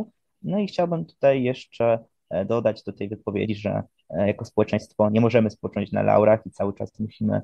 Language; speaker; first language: Polish; native; Polish